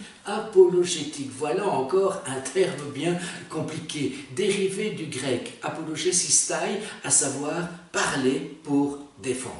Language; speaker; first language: French; native; French